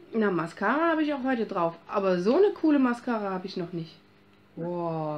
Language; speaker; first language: German; native; German